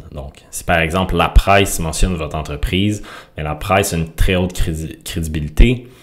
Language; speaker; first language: French; native; French